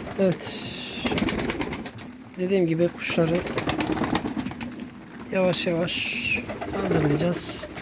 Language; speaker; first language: Turkish; native; Turkish